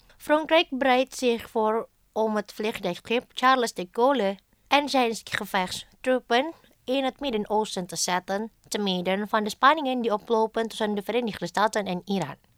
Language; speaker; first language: Dutch; non-native, fluent; Indonesian